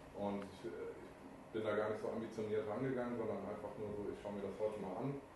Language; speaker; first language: German; native; German